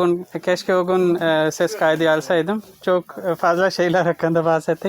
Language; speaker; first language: Turkish; non-native, fluent; Urdu